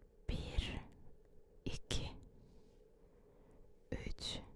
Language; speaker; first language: Turkish; early bilingual, heritage; Turkish